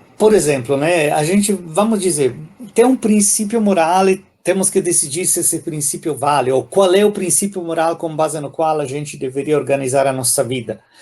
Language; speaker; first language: Portuguese; non-native, fluent; Italian